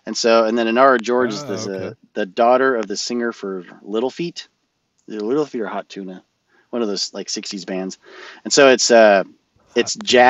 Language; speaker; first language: English; native; English